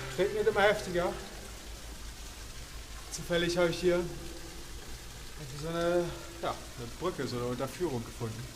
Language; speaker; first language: German; native; German